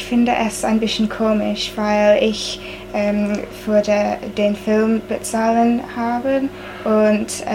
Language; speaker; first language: German; non-native, learner; English